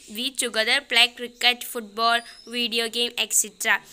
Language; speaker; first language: English; non-native, local second language; Malayalam